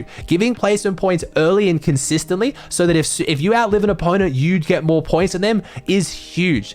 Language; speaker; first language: English; native; English